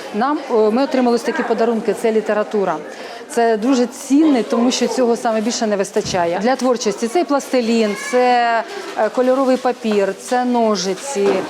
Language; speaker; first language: Ukrainian; native; Ukrainian